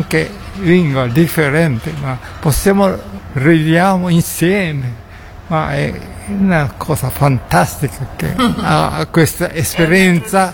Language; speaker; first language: Italian; non-native, learner; Japanese